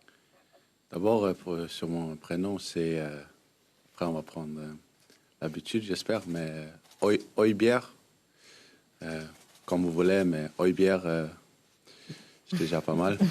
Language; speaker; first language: French; early bilingual, heritage; Danish